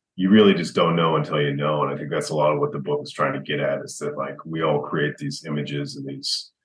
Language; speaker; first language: English; native; English